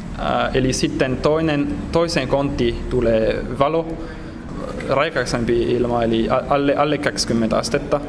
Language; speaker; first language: Finnish; non-native, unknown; French